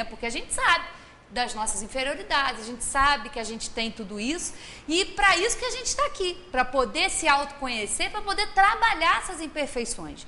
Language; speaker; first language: Portuguese; native; Portuguese